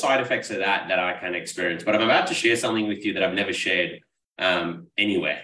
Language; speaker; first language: English; non-native, local second language; Urdu